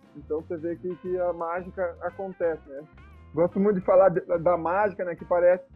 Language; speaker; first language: Portuguese; native; Portuguese